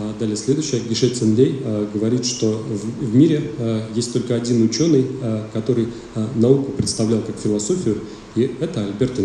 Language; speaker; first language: Russian; native; Russian